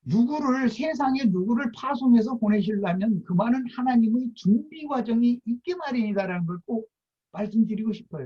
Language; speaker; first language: Korean; native; Korean